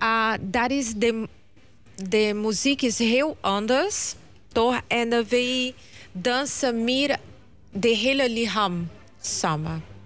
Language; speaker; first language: Dutch; non-native, learner; Portuguese